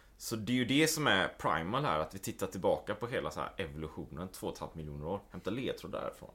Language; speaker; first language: Swedish; native; Swedish